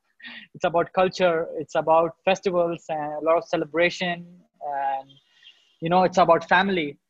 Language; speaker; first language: English; non-native, local second language; Hindi